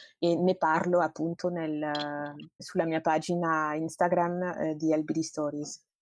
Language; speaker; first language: Italian; non-native, fluent; French